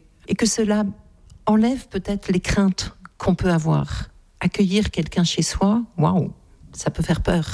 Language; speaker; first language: French; native; French